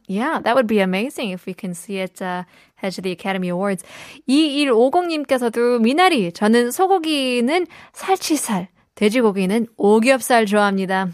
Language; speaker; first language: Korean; native; Korean